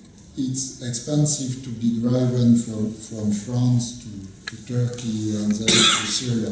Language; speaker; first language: English; non-native, learner; French